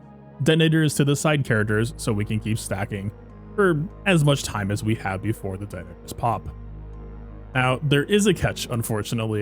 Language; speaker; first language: English; native; English